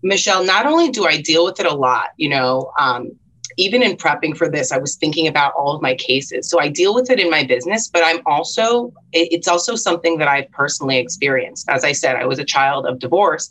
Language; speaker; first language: English; native; English